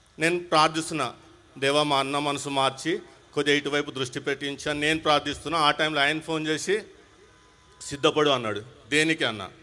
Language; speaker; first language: Telugu; non-native, local second language; Urdu